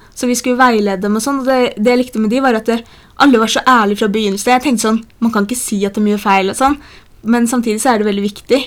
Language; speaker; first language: Norwegian; early bilingual, other home language; Polish